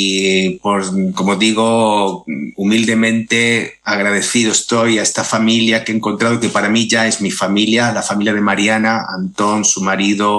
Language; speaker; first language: Spanish; native; Spanish